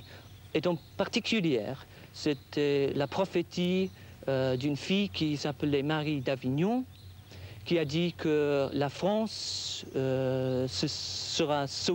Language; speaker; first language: French; non-native, fluent; English